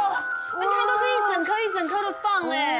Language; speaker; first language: Chinese; native; Chinese